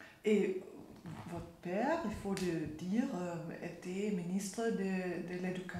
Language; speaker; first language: French; non-native, fluent; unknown